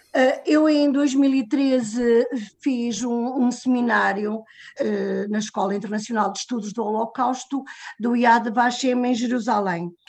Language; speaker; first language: Portuguese; native; Portuguese